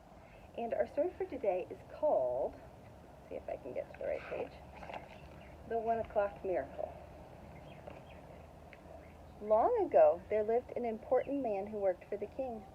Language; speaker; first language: English; native; English